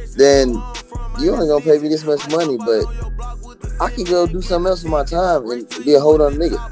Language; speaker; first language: English; native; English